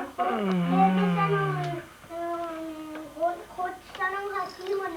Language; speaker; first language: Danish; early bilingual, other home language; Persian